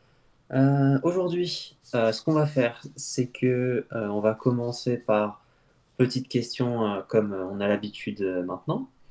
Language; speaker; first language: French; native; French